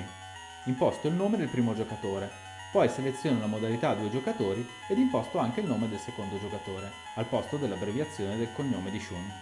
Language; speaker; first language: Italian; native; Italian